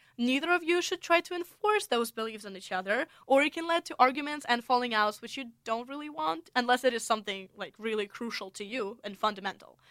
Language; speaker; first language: English; non-native, fluent; Russian